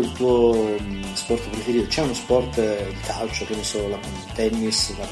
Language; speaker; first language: Italian; native; Italian